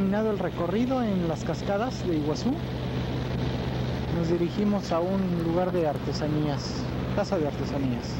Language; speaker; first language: Spanish; native; Spanish